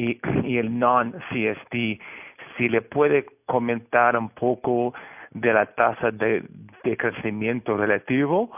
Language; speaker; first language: Spanish; non-native, fluent; Portuguese